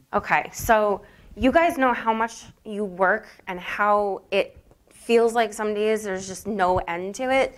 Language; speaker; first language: English; native; English